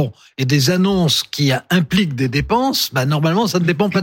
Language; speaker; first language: French; native; French